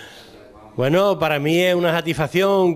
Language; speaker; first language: Spanish; native; Spanish